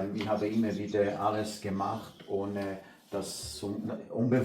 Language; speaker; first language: German; non-native, learner; Portuguese